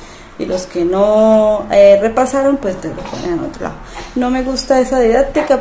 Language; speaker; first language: Spanish; native; Spanish